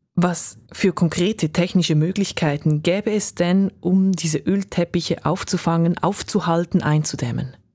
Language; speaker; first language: German; native; German